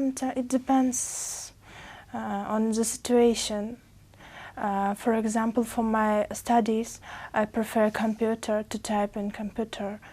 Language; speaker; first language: English; non-native, learner; Uzbek